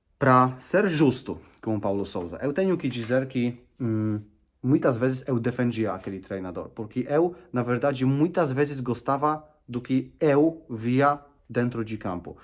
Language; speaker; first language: Portuguese; non-native, fluent; Polish